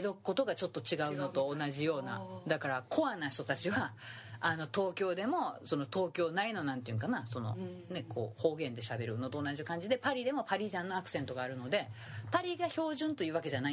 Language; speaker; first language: Japanese; native; Japanese